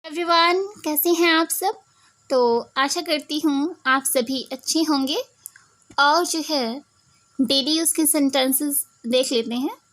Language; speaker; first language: Hindi; native; Hindi